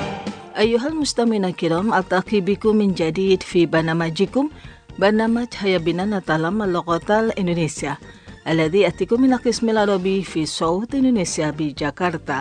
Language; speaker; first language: Arabic; non-native, fluent; Indonesian